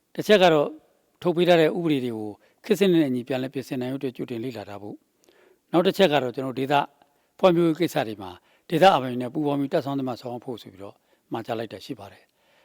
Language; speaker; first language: Burmese; native; Burmese